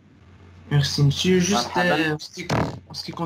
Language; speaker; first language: French; non-native, local second language; Arabic